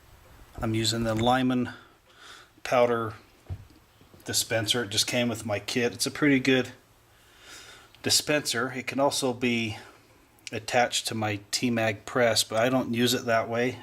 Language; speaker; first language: English; native; English